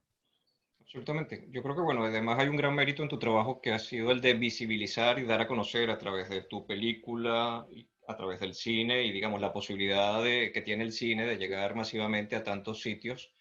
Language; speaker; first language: Spanish; native; Spanish